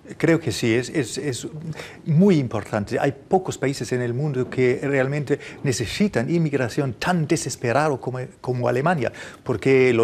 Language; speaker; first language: Spanish; non-native, fluent; German